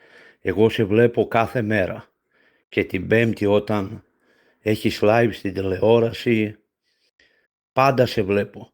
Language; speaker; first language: Greek; non-native, fluent; Bulgarian